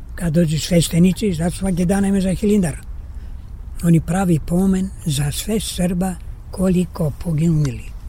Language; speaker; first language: Serbian; early bilingual, heritage; Serbian